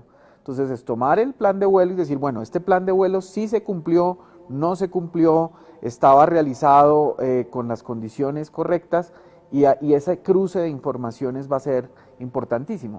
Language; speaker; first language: Spanish; native; Spanish